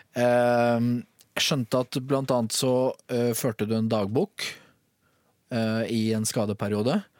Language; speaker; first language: Norwegian; native; Norwegian